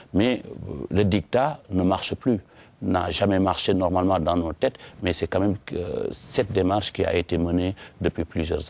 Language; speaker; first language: French; non-native, local second language; Wolof